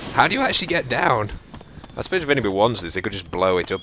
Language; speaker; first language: English; native; English